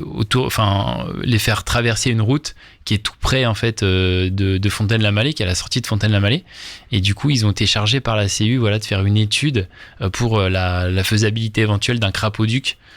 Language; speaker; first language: French; native; French